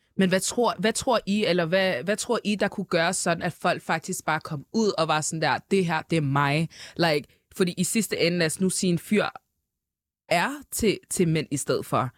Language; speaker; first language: Danish; early bilingual, other home language; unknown